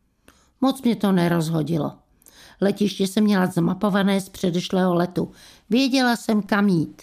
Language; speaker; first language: Czech; native; Czech